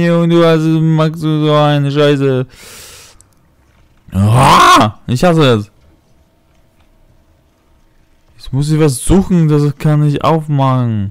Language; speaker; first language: German; non-native, fluent; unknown